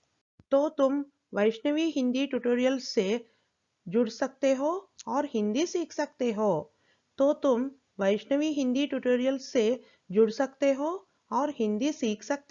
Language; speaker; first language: Hindi; non-native, local second language; Telugu